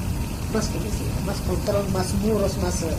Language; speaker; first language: Spanish; non-native, learner; Arabic